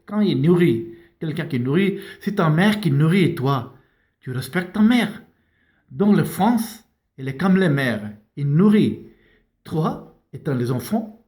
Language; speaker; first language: French; non-native, learner; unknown